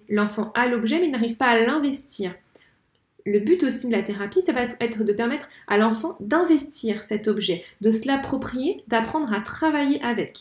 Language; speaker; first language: French; native; French